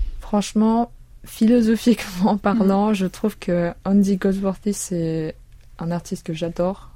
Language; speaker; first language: French; early bilingual, other home language; Korean